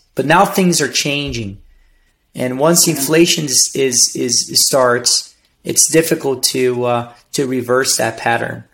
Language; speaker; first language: English; non-native, fluent; Portuguese